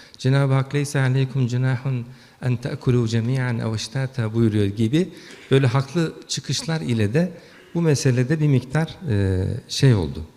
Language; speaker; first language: Turkish; early bilingual, heritage; Turkish